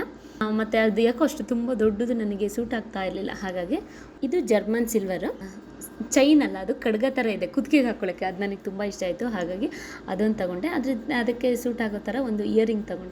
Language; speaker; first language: Kannada; native; Kannada